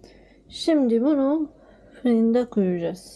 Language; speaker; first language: Turkish; non-native, learner; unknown